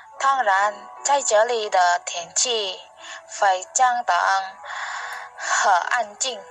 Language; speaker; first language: Chinese; non-native, learner; Indonesian